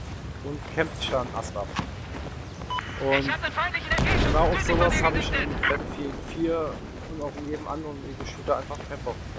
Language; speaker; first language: German; native; German